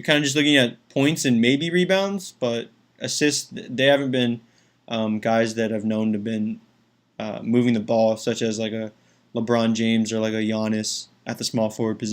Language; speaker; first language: English; native; English